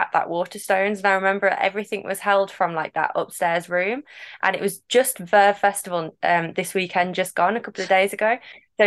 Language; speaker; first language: English; native; English